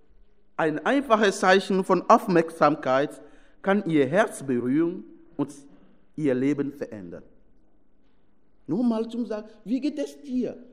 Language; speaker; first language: German; non-native, fluent; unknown